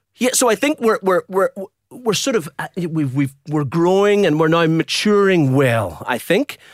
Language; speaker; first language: English; native; English